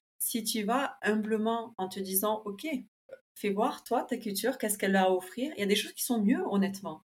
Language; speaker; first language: French; early bilingual, other home language; Spanish